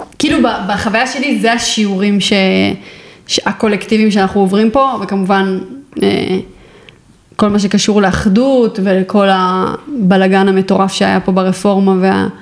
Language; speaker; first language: Hebrew; native; Hebrew